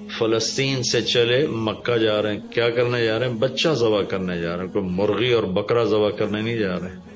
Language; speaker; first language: Urdu; non-native, local second language; Punjabi